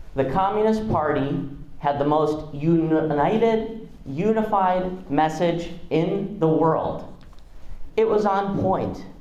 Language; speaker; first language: English; non-native, fluent; Russian